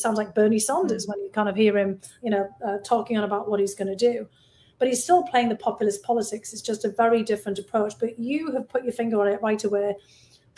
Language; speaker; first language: English; native; English